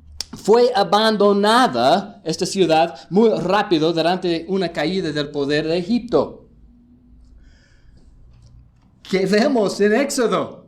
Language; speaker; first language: Spanish; non-native, fluent; English